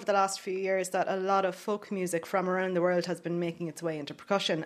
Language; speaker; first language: English; native; English